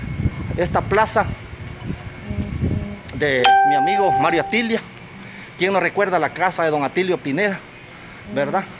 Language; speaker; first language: Spanish; native; Spanish